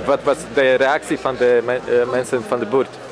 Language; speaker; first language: Dutch; non-native, learner; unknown